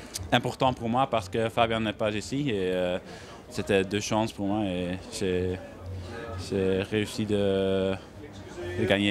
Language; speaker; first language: French; non-native, local second language; Dutch